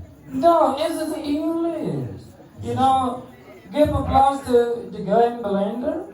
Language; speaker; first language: English; non-native, learner; Balinese